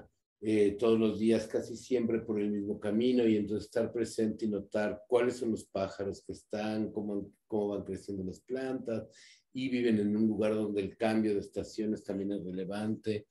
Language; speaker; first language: Spanish; native; Spanish